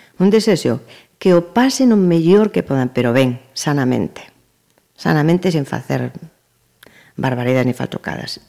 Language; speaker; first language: Galician; native; Galician